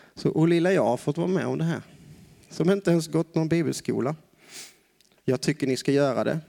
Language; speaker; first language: Swedish; native; Swedish